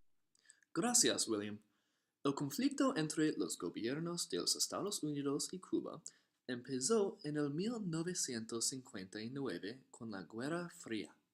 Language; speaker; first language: Spanish; non-native, learner; English